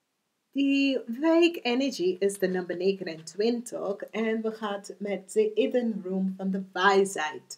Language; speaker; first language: Dutch; non-native, learner; English